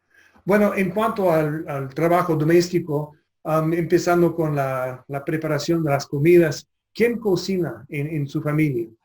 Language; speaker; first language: Spanish; non-native, fluent; English